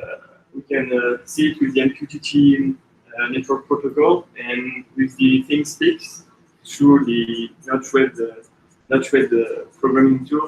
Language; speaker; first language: English; non-native, fluent; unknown